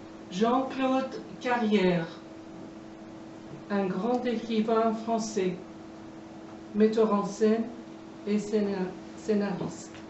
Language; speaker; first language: French; non-native, fluent; Persian